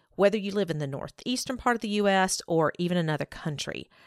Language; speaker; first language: English; native; English